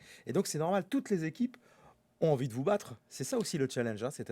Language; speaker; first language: French; native; French